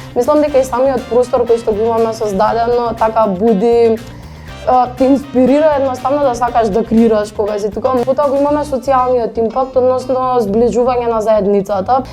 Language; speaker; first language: Macedonian; native; Macedonian